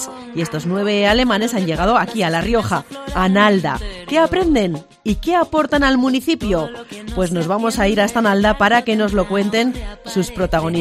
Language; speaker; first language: Spanish; native; Spanish